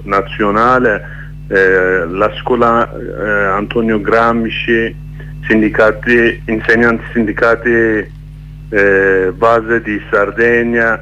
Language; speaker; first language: Italian; non-native, learner; Kurdish